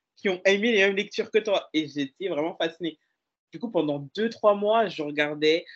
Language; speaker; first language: French; native; French